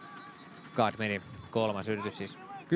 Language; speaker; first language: Finnish; native; Finnish